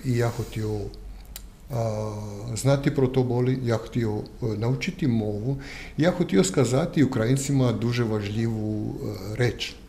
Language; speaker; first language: Ukrainian; non-native, learner; Croatian